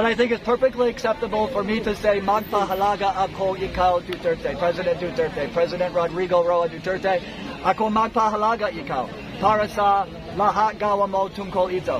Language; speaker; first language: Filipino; non-native, learner; English